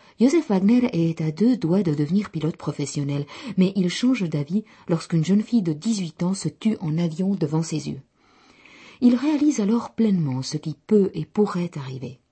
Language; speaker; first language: French; non-native, fluent; Czech